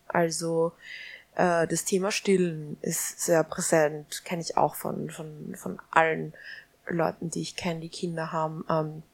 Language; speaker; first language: German; native; German